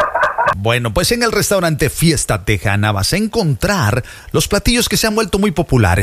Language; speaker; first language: Spanish; native; Spanish